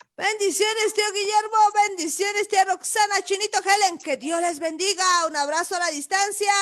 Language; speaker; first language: Spanish; native; Spanish